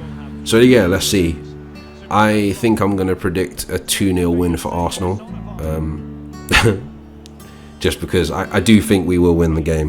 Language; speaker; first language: English; native; English